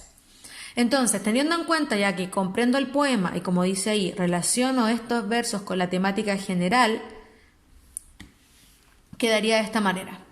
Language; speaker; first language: Spanish; native; Spanish